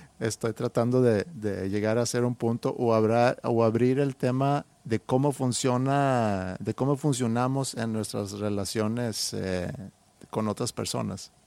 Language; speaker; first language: Spanish; non-native, fluent; Swedish